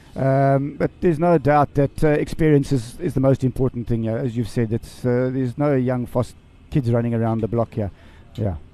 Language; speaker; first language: English; native; English